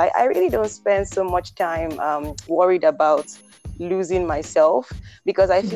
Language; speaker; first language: English; non-native, local second language; Igbo